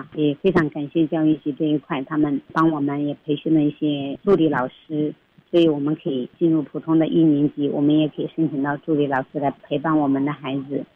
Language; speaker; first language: Chinese; native; Chinese